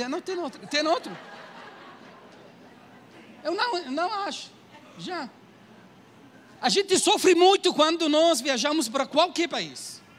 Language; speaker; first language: Portuguese; non-native, learner; Arabic